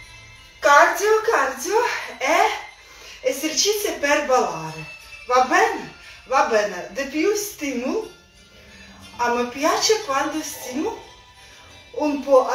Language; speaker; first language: Italian; non-native, learner; Russian